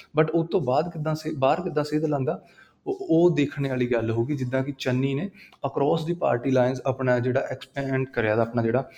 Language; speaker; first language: Punjabi; native; Punjabi